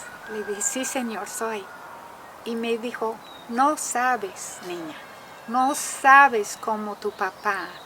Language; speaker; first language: Spanish; non-native, fluent; English